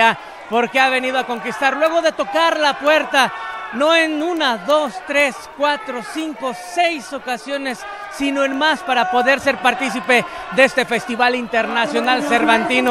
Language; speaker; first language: Spanish; native; Spanish